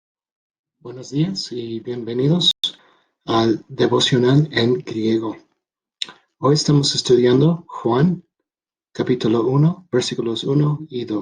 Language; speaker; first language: Spanish; non-native, fluent; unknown